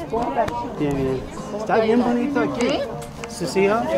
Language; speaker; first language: Spanish; early bilingual, heritage; Spanish